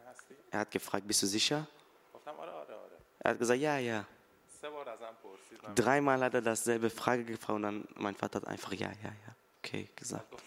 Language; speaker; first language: German; early bilingual, other home language; Persian